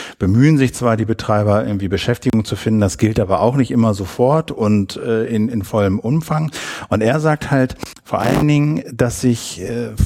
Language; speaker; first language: German; native; German